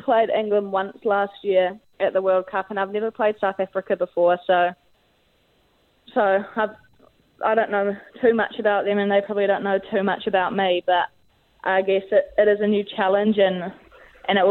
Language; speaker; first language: English; native; English